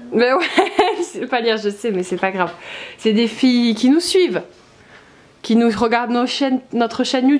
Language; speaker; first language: French; native; French